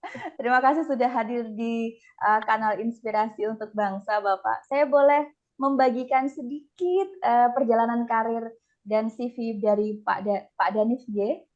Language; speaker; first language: Indonesian; native; Indonesian